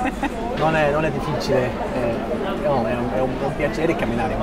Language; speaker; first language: Italian; non-native, learner; English